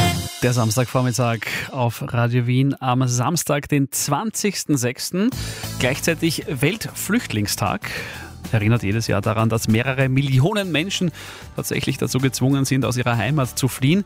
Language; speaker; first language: German; native; German